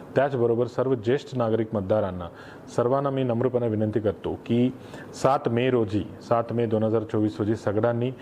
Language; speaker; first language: Marathi; non-native, local second language; Tamil